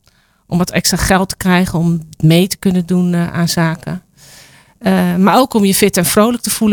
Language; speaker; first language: Dutch; native; Dutch